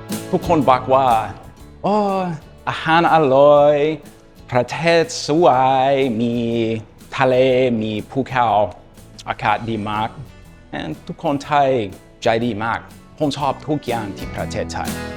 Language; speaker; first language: Thai; non-native, learner; English